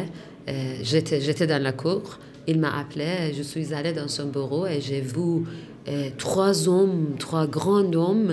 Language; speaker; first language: French; non-native, fluent; Persian